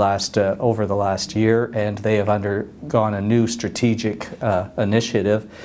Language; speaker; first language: English; native; English